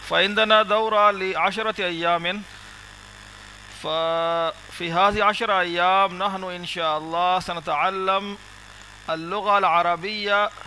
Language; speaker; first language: Arabic; non-native, fluent; Urdu